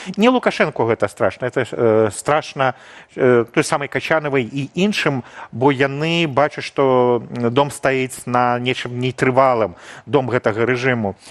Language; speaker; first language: Belarusian; non-native, local second language; Russian